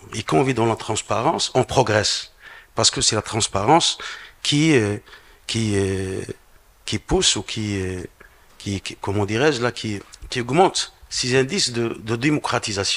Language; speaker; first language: French; non-native, local second language; Arabic